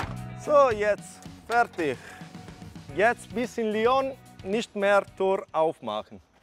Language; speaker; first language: German; non-native, fluent; Italian